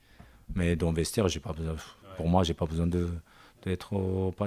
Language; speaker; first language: French; non-native, learner; Japanese